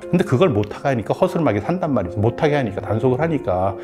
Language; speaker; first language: Korean; native; Korean